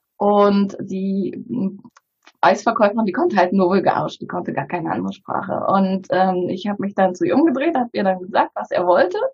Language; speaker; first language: German; early bilingual, other home language; Bulgarian